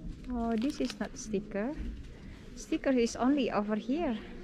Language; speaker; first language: English; non-native, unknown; Indonesian